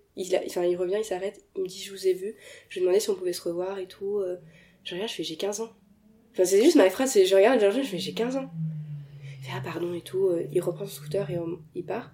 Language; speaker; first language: French; native; French